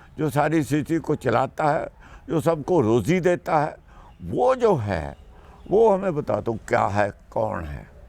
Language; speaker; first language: Hindi; non-native, local second language; Punjabi